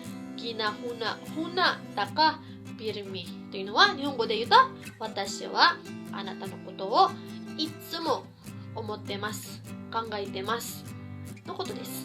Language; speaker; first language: Japanese; non-native, fluent; Cebuano